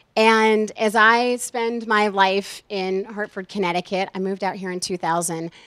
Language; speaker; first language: English; native; English